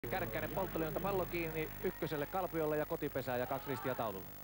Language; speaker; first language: Finnish; native; Finnish